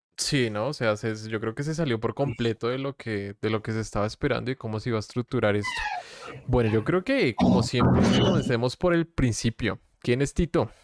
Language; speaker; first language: Spanish; native; Spanish